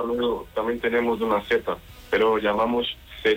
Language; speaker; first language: Spanish; non-native, learner; Portuguese